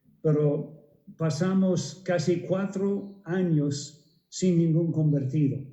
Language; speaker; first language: Spanish; non-native, fluent; English